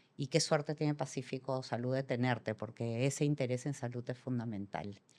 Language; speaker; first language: Spanish; native; Spanish